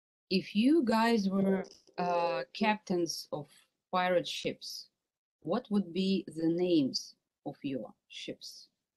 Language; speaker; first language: English; non-native, fluent; Russian